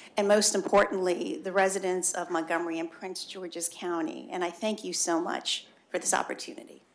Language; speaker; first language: English; native; English